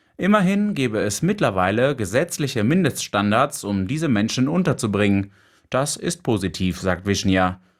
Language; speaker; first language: German; native; German